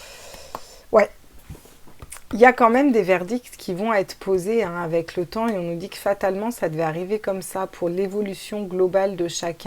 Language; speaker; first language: French; native; French